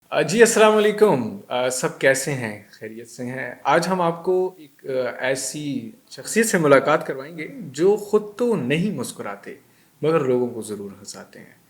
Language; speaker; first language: Urdu; non-native, local second language; Pashto